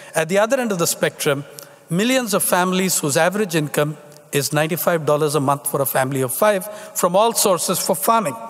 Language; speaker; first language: English; non-native, local second language; Tamil